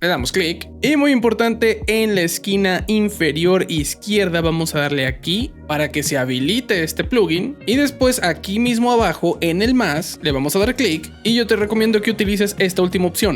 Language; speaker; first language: Spanish; native; Spanish